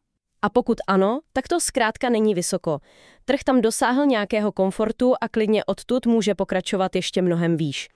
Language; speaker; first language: Czech; native; Czech